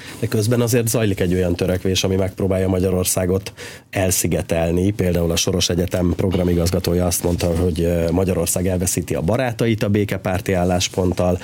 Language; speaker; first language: Hungarian; native; Hungarian